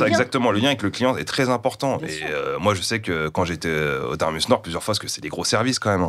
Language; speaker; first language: French; native; French